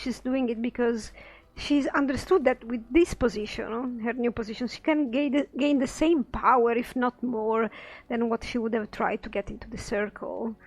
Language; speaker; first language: English; non-native, fluent; Italian